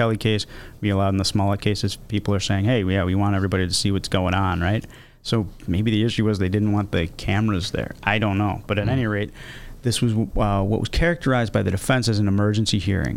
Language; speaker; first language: English; native; English